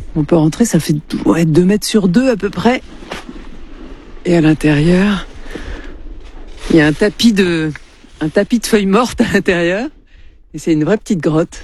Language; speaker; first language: French; native; French